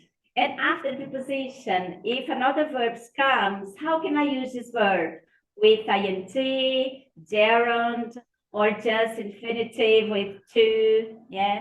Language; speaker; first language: English; non-native, fluent; Portuguese